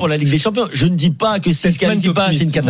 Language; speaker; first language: French; native; French